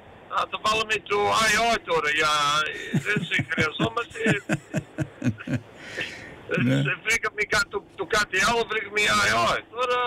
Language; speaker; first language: Greek; early bilingual, heritage; Greek